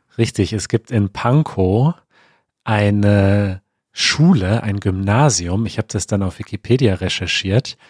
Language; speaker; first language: German; native; German